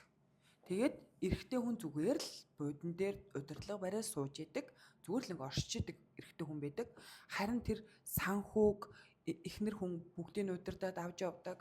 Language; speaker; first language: Mongolian; native; Mongolian